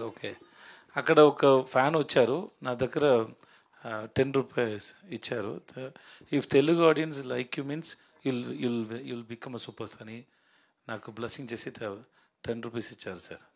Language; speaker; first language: Telugu; non-native, learner; Tamil